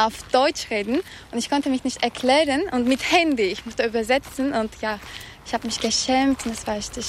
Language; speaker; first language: German; non-native, local second language; Turkish